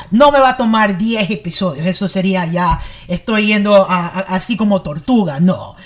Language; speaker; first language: Spanish; early bilingual, heritage; English